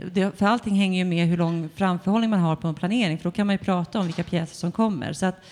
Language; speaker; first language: Swedish; native; Swedish